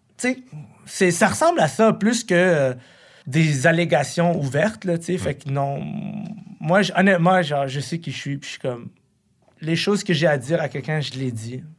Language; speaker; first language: French; early bilingual, other home language; Arabic